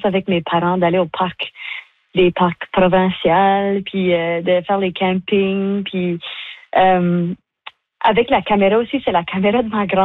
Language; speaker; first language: French; native; French